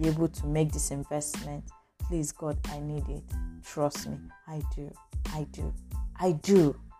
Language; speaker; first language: English; non-native, local second language; Igbo